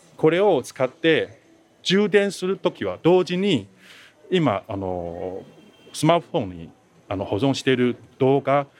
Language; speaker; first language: Japanese; non-native, fluent; Chinese